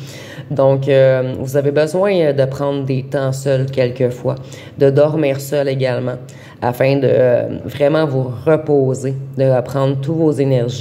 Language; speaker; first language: French; native; French